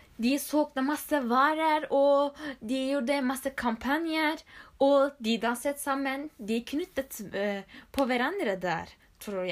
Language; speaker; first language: Norwegian; non-native, learner; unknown